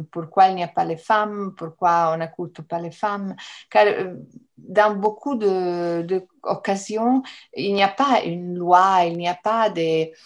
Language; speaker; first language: French; non-native, fluent; Italian